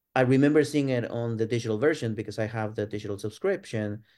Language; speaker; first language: English; non-native, fluent; Spanish